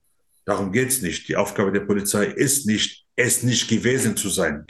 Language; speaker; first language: German; non-native, fluent; Arabic